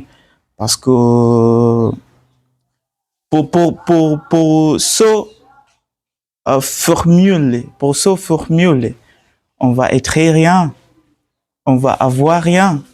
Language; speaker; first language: French; non-native, learner; Swahili